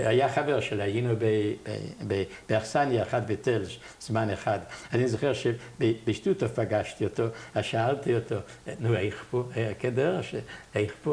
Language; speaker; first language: Hebrew; non-native, fluent; Yiddish